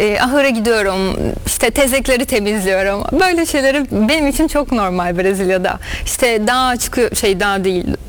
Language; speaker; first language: Turkish; non-native, fluent; Portuguese